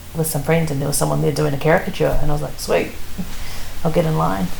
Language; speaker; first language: English; native; English